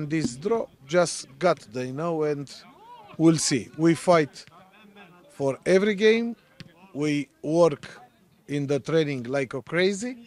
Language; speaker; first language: English; non-native, learner; Romanian